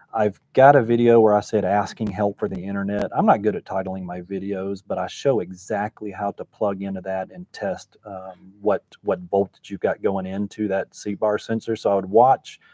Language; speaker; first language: English; native; English